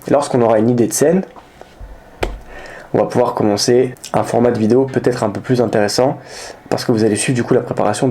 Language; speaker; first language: French; native; French